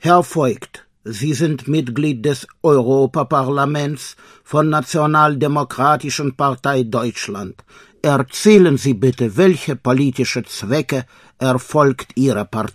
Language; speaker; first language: German; non-native, fluent; Russian